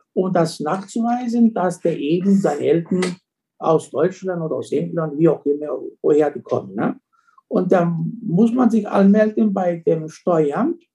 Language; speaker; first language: German; non-native, fluent; Greek